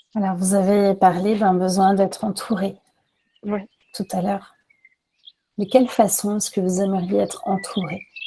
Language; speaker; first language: French; native; French